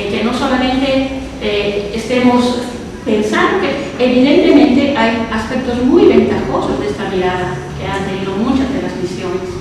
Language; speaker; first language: Spanish; non-native, local second language; Aymara